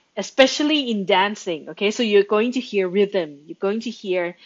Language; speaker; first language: English; non-native, fluent; Thai